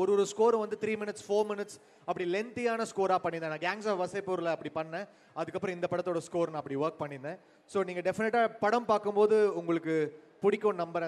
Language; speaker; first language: Tamil; native; Tamil